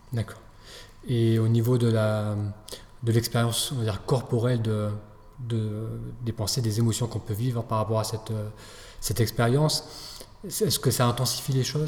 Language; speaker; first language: French; native; French